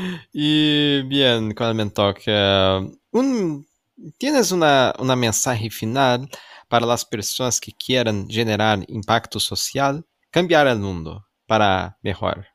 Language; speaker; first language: Spanish; non-native, learner; Portuguese